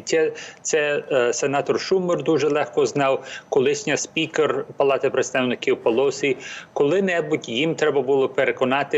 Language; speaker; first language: Ukrainian; early bilingual, heritage; English